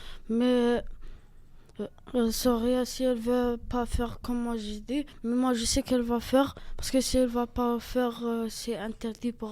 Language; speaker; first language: French; non-native, learner; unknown